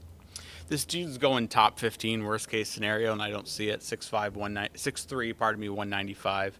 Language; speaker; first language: English; native; English